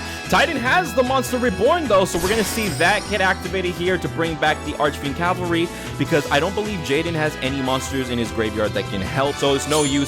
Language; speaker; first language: English; native; English